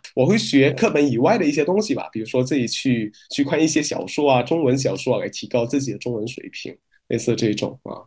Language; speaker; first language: Chinese; non-native, fluent; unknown